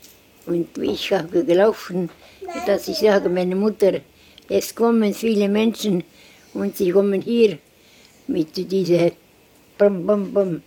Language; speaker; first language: German; non-native, learner; Estonian